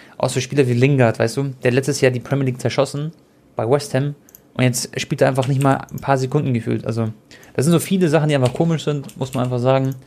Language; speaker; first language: German; early bilingual, other home language; Croatian